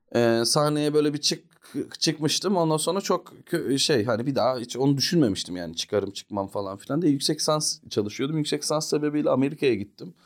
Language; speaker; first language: Turkish; early bilingual, heritage; Turkish